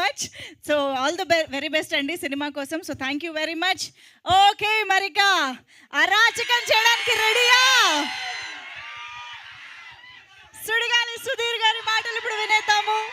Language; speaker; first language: Telugu; native; Telugu